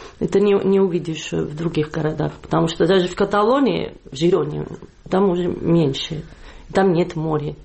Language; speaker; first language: Russian; non-native, fluent; Catalan